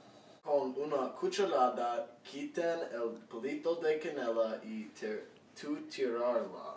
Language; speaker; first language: Spanish; non-native, learner; English